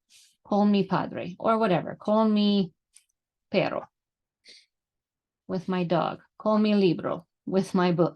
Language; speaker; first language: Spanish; non-native, fluent; English